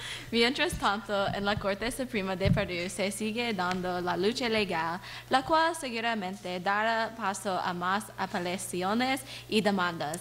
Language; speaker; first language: Spanish; non-native, learner; English